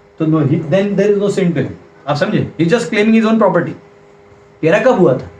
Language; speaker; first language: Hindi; non-native, local second language; Marathi